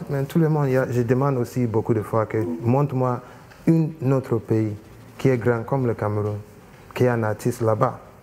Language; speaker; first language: French; non-native, local second language; English